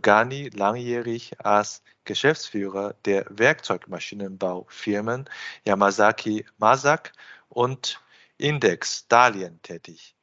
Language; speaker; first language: German; non-native, fluent; Chinese